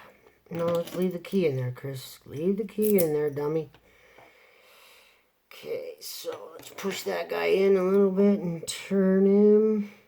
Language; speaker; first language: English; native; English